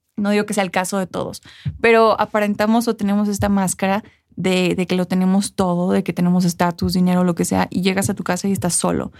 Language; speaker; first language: Spanish; early bilingual, heritage; Spanish